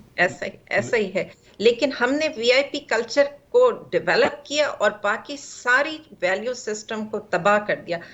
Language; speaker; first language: Urdu; native; Urdu